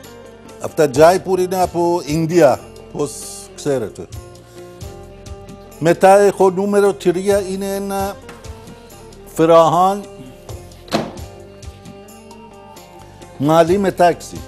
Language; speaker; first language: Greek; non-native, learner; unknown